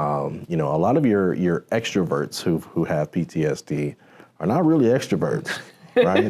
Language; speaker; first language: English; native; English